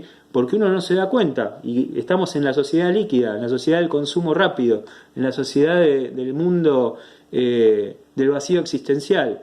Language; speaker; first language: Spanish; native; Spanish